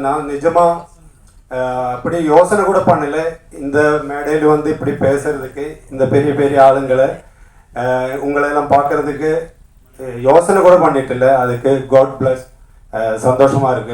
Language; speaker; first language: Tamil; non-native, learner; Malayalam